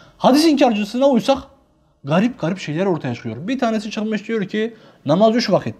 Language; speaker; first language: Turkish; native; Turkish